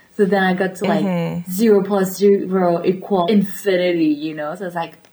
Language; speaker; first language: English; non-native, fluent; French